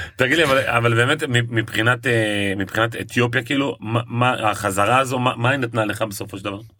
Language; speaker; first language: Hebrew; native; Hebrew